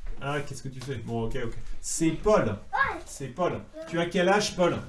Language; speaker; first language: French; native; French